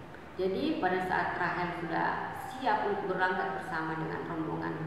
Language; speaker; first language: Indonesian; native; Indonesian